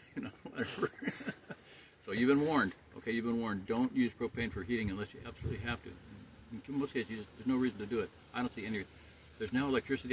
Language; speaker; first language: English; native; English